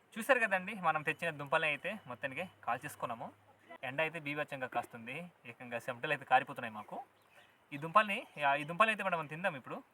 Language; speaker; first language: Telugu; native; Telugu